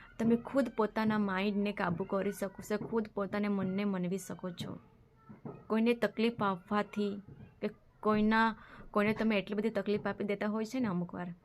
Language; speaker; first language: Gujarati; non-native, local second language; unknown